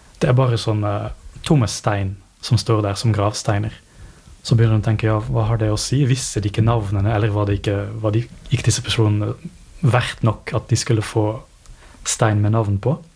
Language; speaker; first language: Norwegian; native; Norwegian